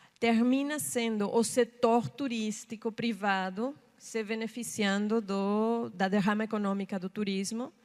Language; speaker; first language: Portuguese; non-native, fluent; Spanish